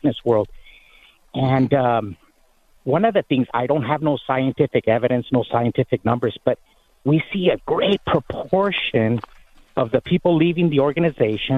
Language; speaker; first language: English; non-native, fluent; Spanish